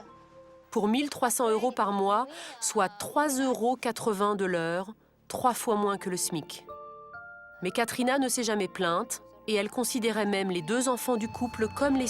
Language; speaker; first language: French; native; French